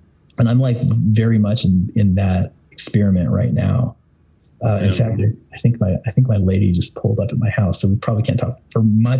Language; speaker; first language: English; native; English